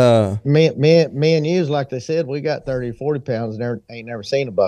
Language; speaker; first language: English; native; English